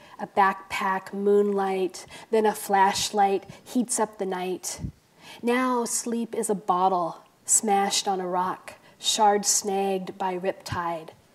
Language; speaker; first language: English; native; English